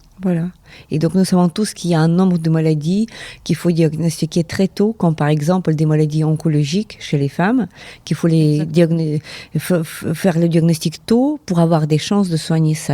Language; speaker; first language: French; non-native, fluent; Ukrainian